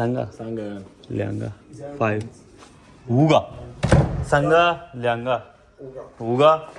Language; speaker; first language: Chinese; non-native, learner; Urdu